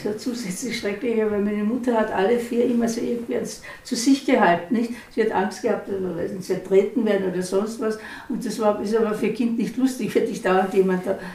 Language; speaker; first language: German; non-native, local second language; Slovenian